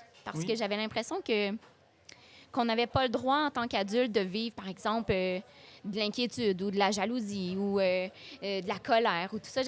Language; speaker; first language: French; native; French